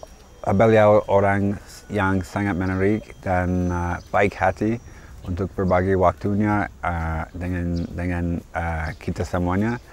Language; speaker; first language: Indonesian; non-native, fluent; English